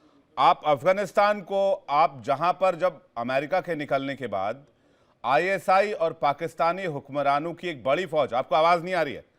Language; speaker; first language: Hindi; native; Hindi